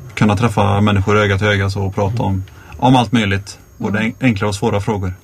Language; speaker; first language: Swedish; native; Swedish